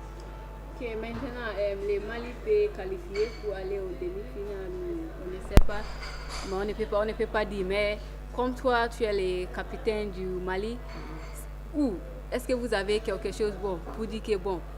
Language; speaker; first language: French; non-native, learner; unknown